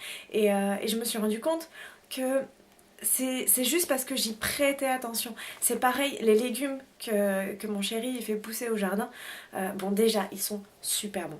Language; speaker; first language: French; native; French